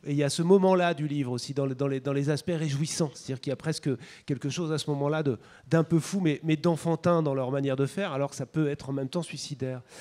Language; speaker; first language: French; native; French